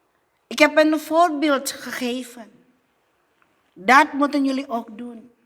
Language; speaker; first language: Dutch; non-native, fluent; Indonesian